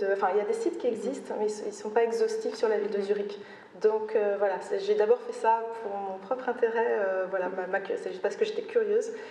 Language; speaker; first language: French; native; French